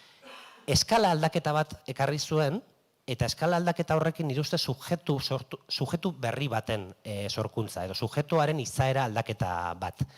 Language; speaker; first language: Basque; native; Basque